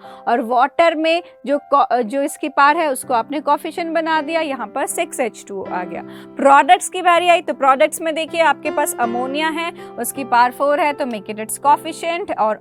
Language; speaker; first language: Hindi; native; Hindi